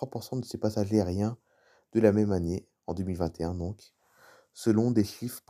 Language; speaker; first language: French; native; French